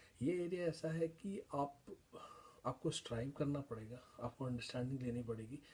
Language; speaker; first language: Hindi; native; Hindi